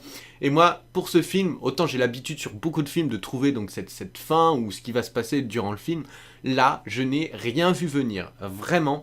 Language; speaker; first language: French; native; French